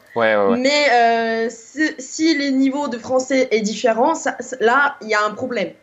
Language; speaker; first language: French; non-native, fluent; Korean